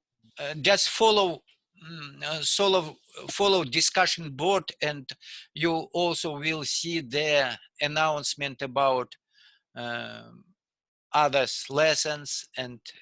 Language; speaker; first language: English; non-native, learner; Russian